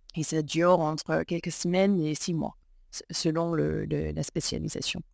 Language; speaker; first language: French; non-native, fluent; English